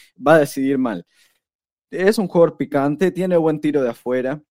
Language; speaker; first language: Spanish; native; Spanish